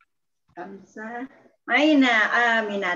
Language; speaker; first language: Arabic; non-native, learner; Indonesian